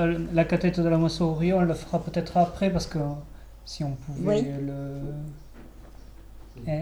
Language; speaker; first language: French; native; French